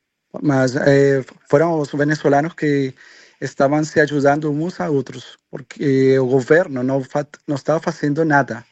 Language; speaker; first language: Portuguese; non-native, learner; Spanish